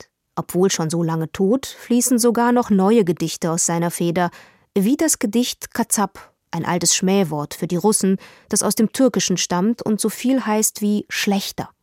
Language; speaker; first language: German; native; German